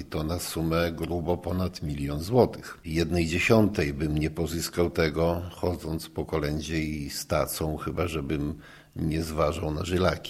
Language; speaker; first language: Polish; native; Polish